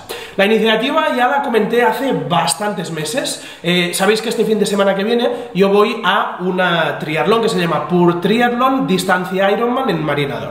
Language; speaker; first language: Spanish; native; Spanish